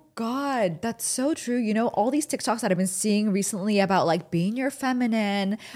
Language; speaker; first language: English; early bilingual, other home language; Arabic